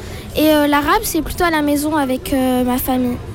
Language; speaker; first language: French; early bilingual, other home language; Arabic